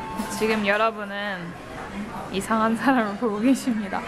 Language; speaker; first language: Korean; native; Korean